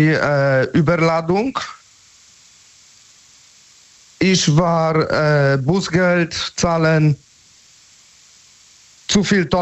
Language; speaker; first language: German; non-native, learner; Polish